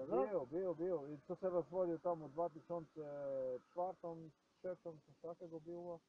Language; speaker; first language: Polish; non-native, learner; Ukrainian